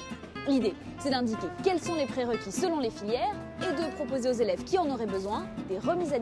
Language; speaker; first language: French; native; French